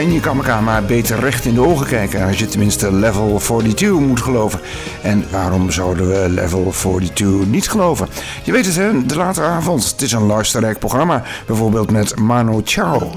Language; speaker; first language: Dutch; native; Dutch